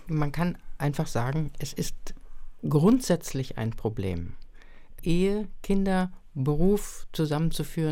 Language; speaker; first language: German; native; German